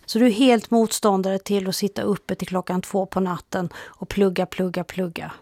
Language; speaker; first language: Swedish; native; Swedish